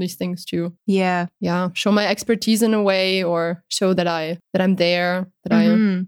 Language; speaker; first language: English; non-native, fluent; German